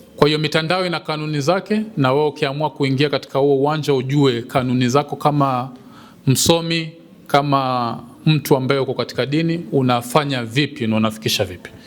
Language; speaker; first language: Swahili; native; Swahili